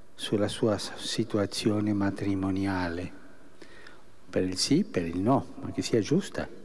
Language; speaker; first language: Italian; non-native, local second language; Spanish